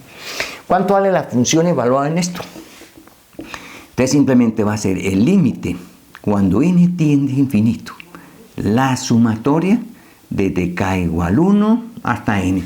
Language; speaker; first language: Spanish; native; Spanish